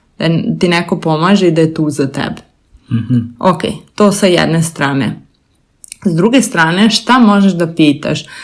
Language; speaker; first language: Serbian; native; Serbian